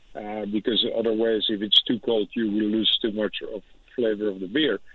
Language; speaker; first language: English; non-native, fluent; Dutch